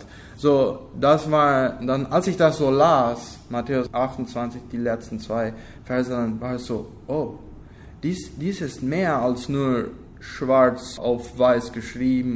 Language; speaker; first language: German; non-native, local second language; Low German